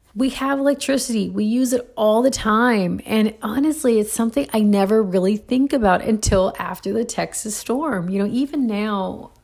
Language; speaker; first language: English; early bilingual, other home language; Spanish